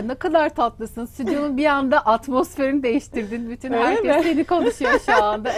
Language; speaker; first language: Turkish; native; Turkish